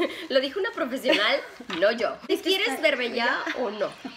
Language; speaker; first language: Spanish; native; Spanish